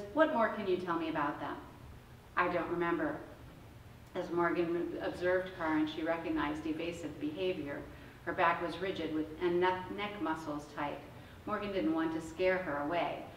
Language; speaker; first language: English; native; English